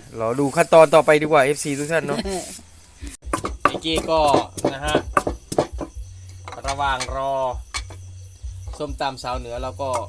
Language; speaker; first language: Thai; native; Thai